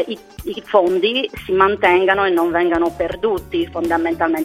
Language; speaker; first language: Italian; native; Italian